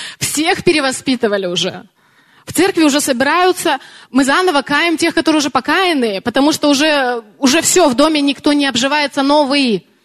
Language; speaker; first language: Russian; early bilingual, heritage; Russian